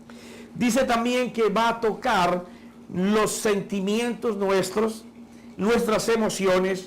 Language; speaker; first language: Spanish; native; Spanish